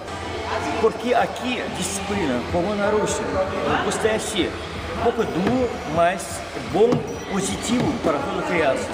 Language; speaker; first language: Portuguese; non-native, learner; Russian